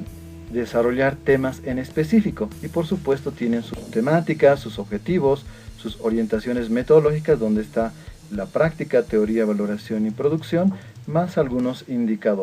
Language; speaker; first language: Spanish; native; Spanish